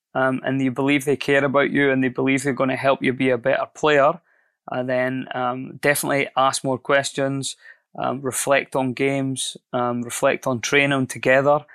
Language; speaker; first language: English; native; English